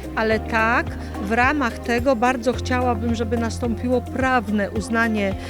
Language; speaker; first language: Polish; non-native, local second language; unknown